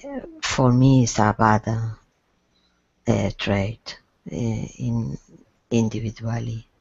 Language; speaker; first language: English; non-native, learner; Spanish